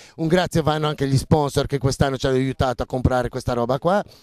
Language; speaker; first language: Italian; native; Italian